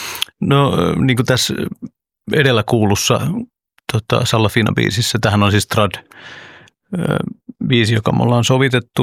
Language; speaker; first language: Finnish; early bilingual, other home language; Oromo